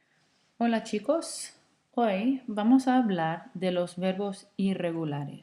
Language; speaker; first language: Spanish; non-native, fluent; English